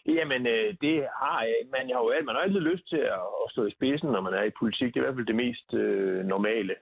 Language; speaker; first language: Danish; native; Danish